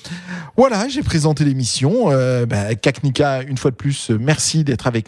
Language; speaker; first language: French; native; French